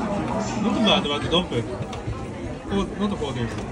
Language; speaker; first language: English; non-native, learner; Japanese